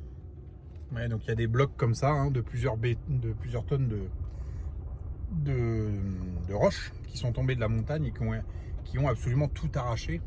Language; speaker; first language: French; native; French